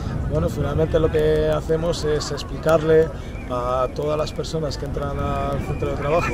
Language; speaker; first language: Spanish; native; Spanish